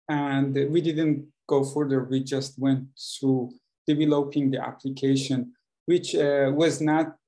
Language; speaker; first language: English; non-native, fluent; Persian